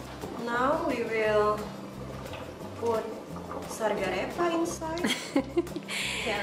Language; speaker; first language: English; non-native, learner; Indonesian